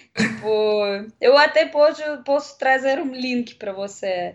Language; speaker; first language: Portuguese; non-native, learner; Russian